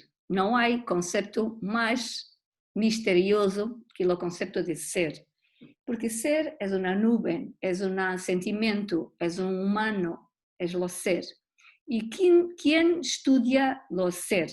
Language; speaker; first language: Spanish; non-native, learner; Portuguese